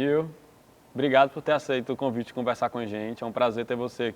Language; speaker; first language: Portuguese; native; Portuguese